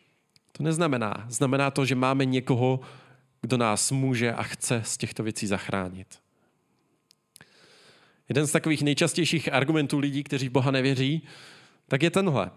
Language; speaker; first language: Czech; native; Czech